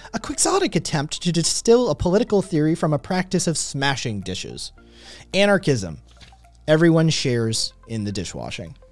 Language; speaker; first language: English; native; English